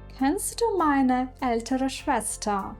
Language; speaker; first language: German; non-native, fluent; Ukrainian